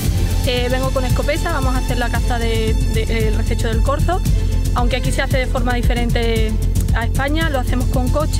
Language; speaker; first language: Spanish; native; Spanish